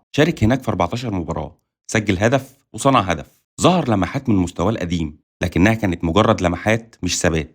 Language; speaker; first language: Arabic; native; Arabic